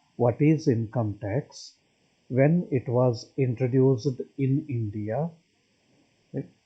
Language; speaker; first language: English; non-native, local second language; Kannada